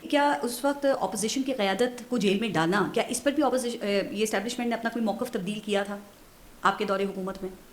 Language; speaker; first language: Urdu; native; Urdu